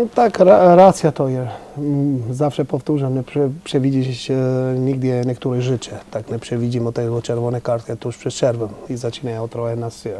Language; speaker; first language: Polish; non-native, fluent; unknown